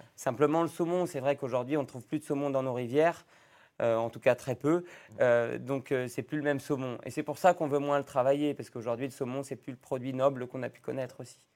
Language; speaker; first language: French; native; French